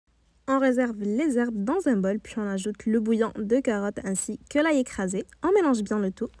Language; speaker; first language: French; native; French